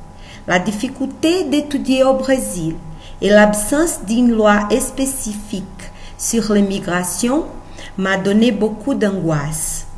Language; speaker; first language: French; non-native, learner; Portuguese